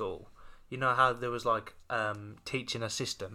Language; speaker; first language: English; native; English